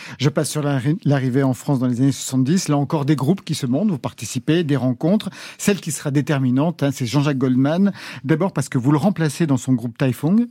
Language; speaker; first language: French; native; French